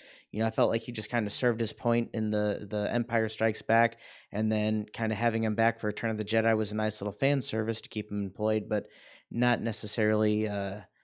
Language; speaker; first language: English; native; English